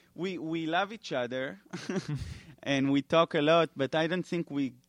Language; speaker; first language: English; non-native, fluent; Hebrew